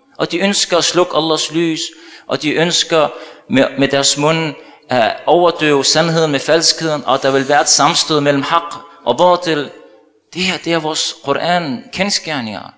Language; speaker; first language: Danish; early bilingual, other home language; Arabic